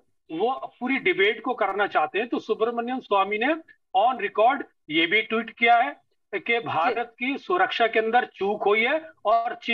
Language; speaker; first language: Hindi; native; Hindi